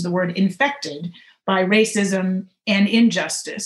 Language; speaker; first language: English; native; English